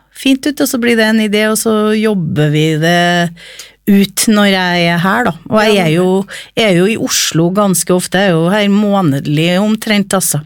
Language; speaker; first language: Norwegian; native; Norwegian